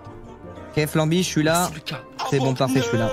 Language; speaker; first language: French; native; French